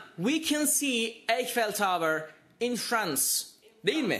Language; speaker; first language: English; non-native, fluent; Turkish